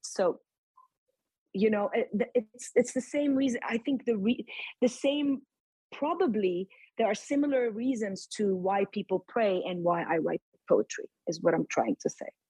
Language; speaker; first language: English; non-native, fluent; Arabic